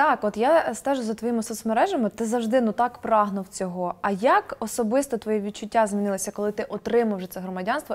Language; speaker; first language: Ukrainian; native; Ukrainian